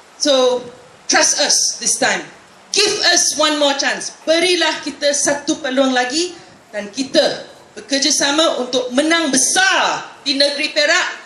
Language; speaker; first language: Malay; non-native, local second language; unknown